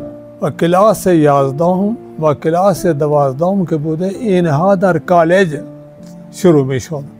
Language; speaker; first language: Persian; non-native, fluent; Punjabi